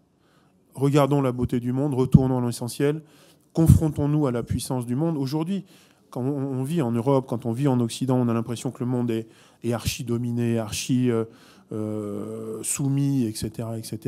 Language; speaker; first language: French; native; French